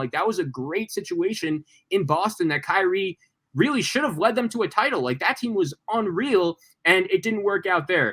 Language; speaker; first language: English; native; English